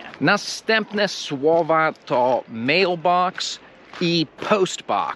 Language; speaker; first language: Polish; non-native, fluent; English